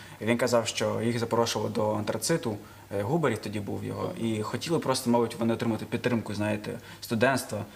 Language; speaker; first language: Ukrainian; non-native, local second language; Russian